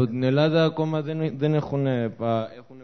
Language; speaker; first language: Greek; non-native, fluent; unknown